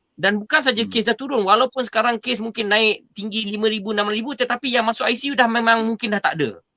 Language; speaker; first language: Malay; native; Malay